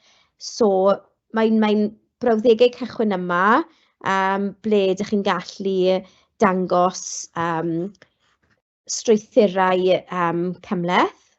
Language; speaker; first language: Welsh; non-native, local second language; English